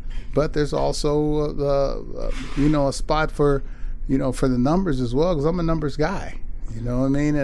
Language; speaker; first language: English; native; English